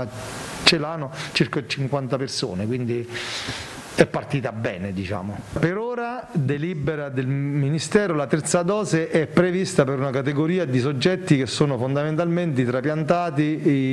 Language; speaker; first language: Italian; native; Italian